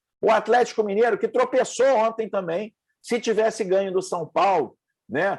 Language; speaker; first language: Portuguese; native; Portuguese